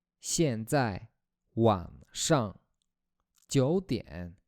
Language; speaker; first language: Chinese; non-native, fluent; Polish